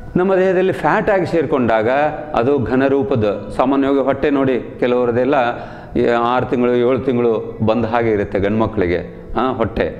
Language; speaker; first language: Kannada; native; Kannada